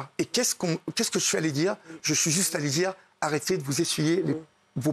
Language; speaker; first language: French; native; French